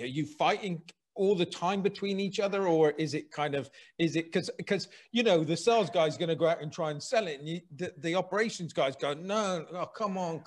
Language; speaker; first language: English; native; English